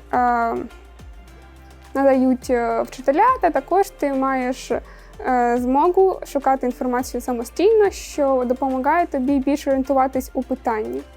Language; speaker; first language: Ukrainian; native; Ukrainian